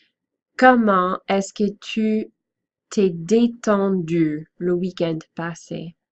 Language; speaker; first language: French; non-native, fluent; English